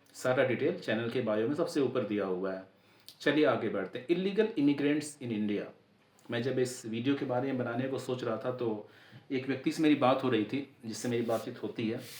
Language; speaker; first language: Hindi; native; Hindi